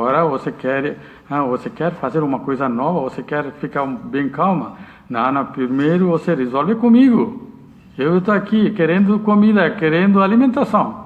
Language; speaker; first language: Portuguese; non-native, learner; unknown